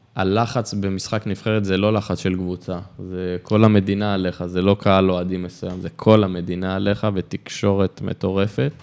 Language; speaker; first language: Hebrew; native; Hebrew